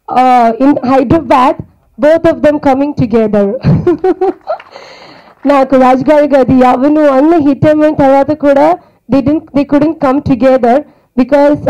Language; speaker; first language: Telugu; non-native, learner; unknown